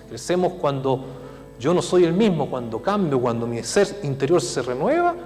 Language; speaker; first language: Spanish; native; Spanish